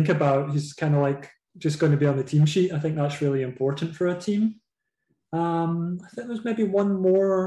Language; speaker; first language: English; native; English